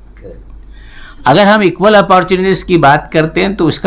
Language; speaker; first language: Hindi; native; Hindi